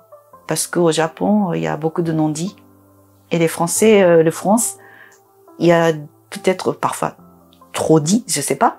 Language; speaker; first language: French; non-native, fluent; Japanese